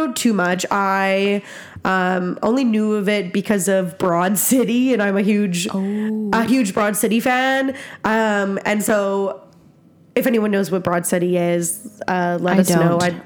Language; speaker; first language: English; native; English